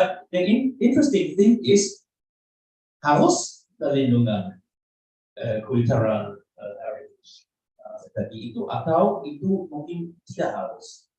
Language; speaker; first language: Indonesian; non-native, learner; German